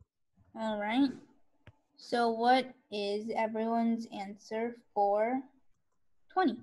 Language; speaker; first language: English; native; English